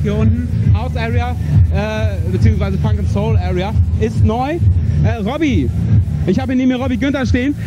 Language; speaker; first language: German; native; German